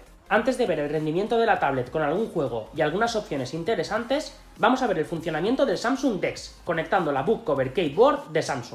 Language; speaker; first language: Spanish; native; Spanish